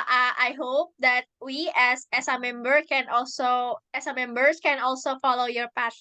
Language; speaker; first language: English; non-native, learner; Indonesian